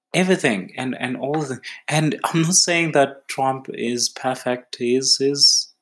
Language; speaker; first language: English; non-native, local second language; Xhosa